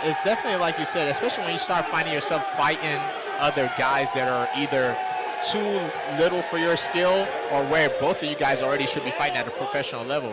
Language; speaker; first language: English; native; English